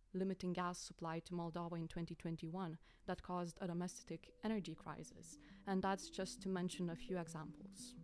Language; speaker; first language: English; non-native, fluent; Lithuanian